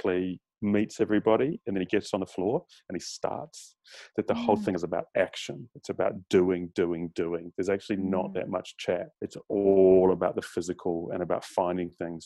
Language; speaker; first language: English; native; English